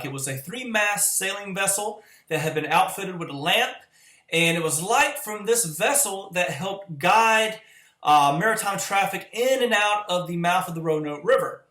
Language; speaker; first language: English; native; English